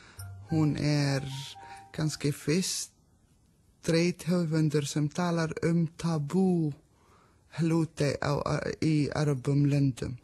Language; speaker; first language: Icelandic; non-native, learner; Arabic